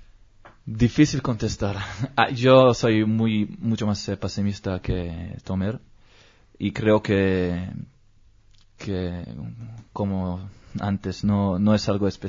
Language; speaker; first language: Spanish; non-native, learner; Hebrew